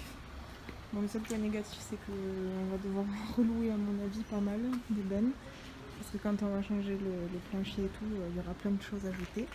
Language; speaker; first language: French; native; French